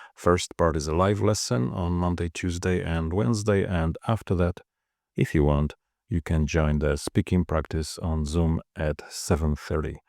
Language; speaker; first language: English; non-native, fluent; Polish